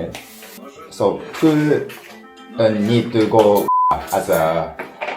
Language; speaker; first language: English; non-native, learner; Japanese